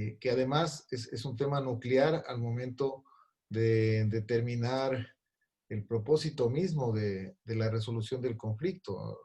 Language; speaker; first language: Spanish; native; Spanish